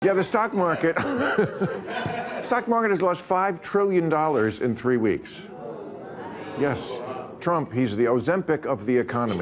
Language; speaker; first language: English; native; English